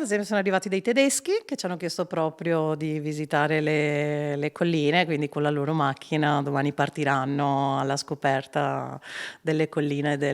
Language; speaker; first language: Italian; native; Italian